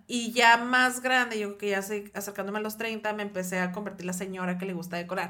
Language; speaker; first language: Spanish; native; Spanish